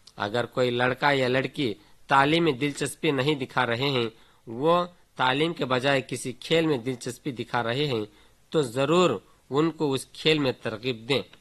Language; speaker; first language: Hindi; native; Hindi